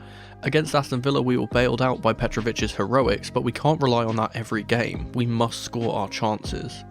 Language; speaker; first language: English; native; English